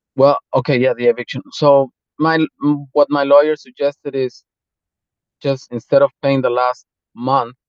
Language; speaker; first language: English; non-native, fluent; Spanish